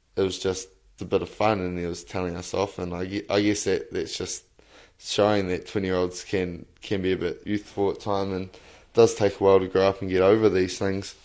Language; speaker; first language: English; native; English